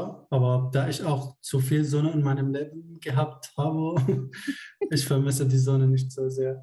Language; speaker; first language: German; non-native, fluent; Arabic